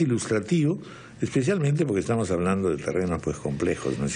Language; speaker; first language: Spanish; native; Spanish